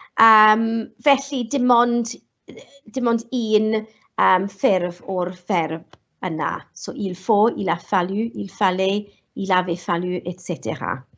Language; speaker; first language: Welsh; non-native, local second language; English